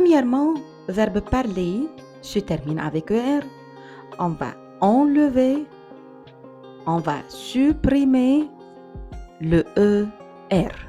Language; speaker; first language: French; non-native, fluent; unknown